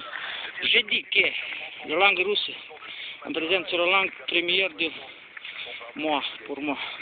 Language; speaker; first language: French; non-native, learner; Romanian